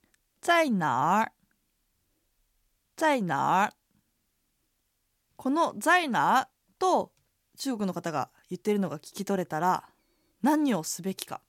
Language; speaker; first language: Japanese; native; Japanese